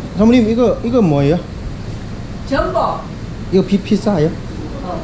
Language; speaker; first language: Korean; non-native, learner; Thai